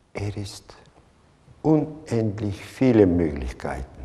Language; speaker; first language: German; non-native, fluent; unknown